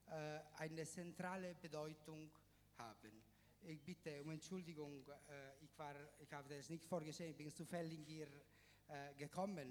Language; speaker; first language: German; non-native, fluent; Italian